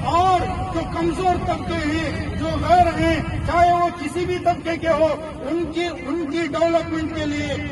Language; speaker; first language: Urdu; native; Urdu